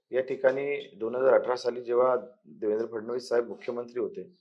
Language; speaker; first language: Marathi; native; Marathi